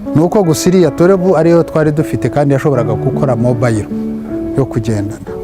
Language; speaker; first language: Kinyarwanda; early bilingual, heritage; Kinyarwanda